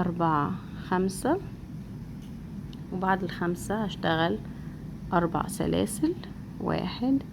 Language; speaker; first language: Arabic; native; Arabic